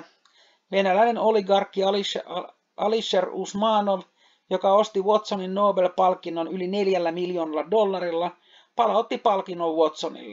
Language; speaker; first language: Finnish; native; Finnish